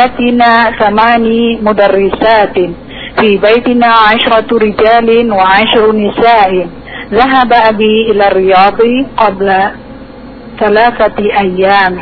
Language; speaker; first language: Arabic; non-native, learner; Indonesian